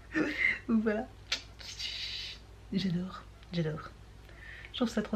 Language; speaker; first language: French; native; French